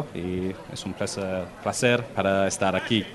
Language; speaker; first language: Spanish; non-native, learner; English